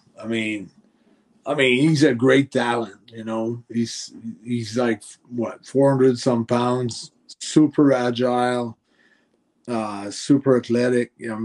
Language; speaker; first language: English; non-native, fluent; French